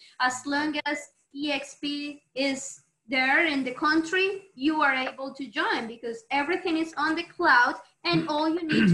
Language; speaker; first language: English; non-native, fluent; Spanish